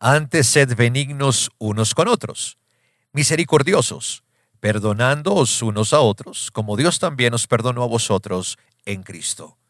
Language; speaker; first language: Spanish; native; Spanish